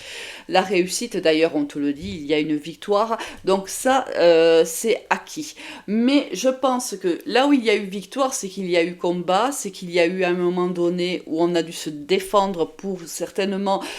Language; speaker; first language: French; native; French